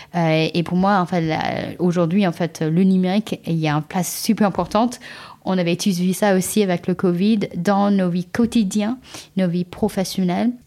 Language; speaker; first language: French; non-native, fluent; Chinese